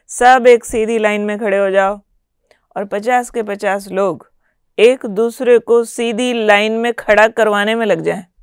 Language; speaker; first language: Hindi; native; Hindi